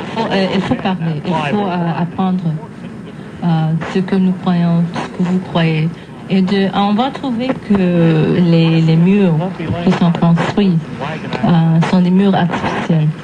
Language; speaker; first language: French; non-native, fluent; English